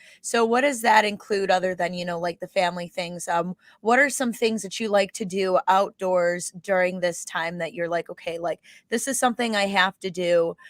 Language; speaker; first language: English; native; English